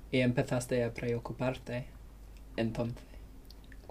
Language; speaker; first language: Spanish; non-native, learner; English